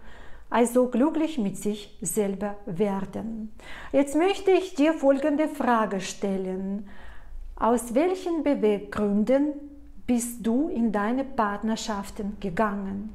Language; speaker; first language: German; non-native, fluent; Russian